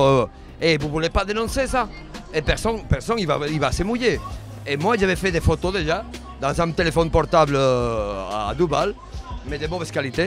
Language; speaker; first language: French; non-native, fluent; Spanish